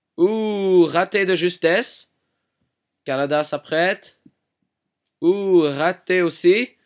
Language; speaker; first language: French; native; French